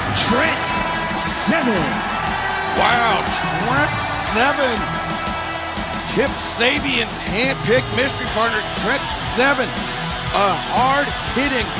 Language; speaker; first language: English; native; English